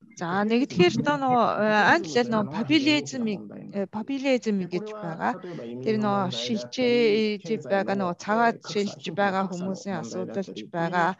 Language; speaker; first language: Mongolian; non-native, fluent; Japanese